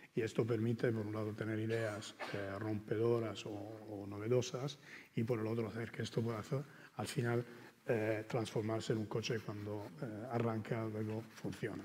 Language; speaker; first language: Spanish; non-native, fluent; Italian